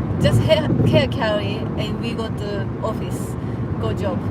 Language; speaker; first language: English; non-native, learner; Japanese